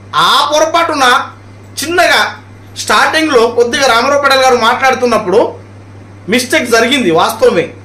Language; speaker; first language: Telugu; non-native, local second language; Marathi